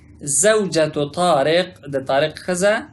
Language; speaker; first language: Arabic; non-native, fluent; Pashto